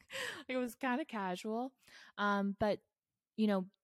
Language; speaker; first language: English; native; English